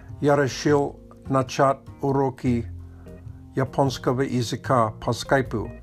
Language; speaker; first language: Russian; non-native, learner; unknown